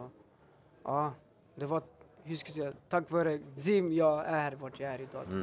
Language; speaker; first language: Swedish; early bilingual, other home language; Albanian